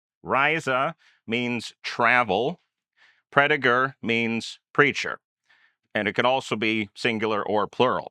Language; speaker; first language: English; native; English